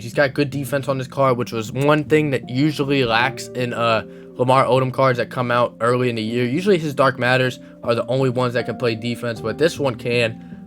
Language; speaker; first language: English; native; English